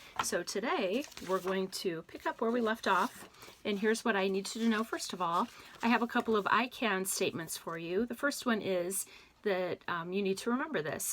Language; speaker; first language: English; native; English